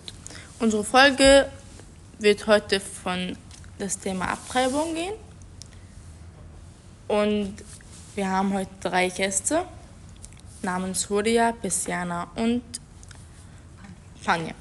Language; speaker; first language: German; non-native, learner; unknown